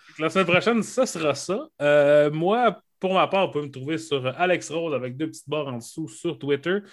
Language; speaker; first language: French; native; French